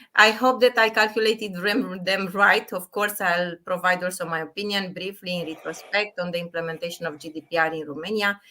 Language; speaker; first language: English; non-native, fluent; Romanian